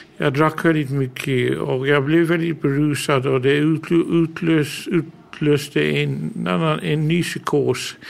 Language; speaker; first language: Swedish; early bilingual, heritage; Swedish